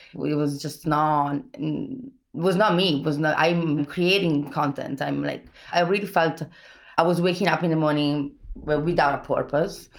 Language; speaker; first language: English; non-native, fluent; Italian